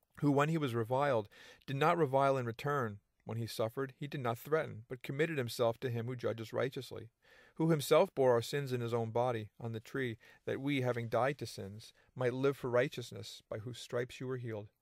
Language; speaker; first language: English; native; English